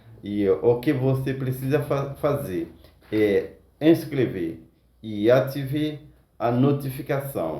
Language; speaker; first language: Portuguese; non-native, fluent; Haitian Creole